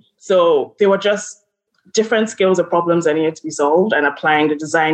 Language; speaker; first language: English; non-native, local second language; Yoruba